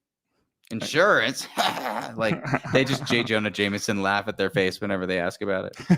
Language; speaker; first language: English; native; English